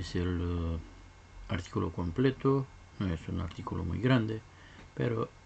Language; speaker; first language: Spanish; non-native, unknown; Romanian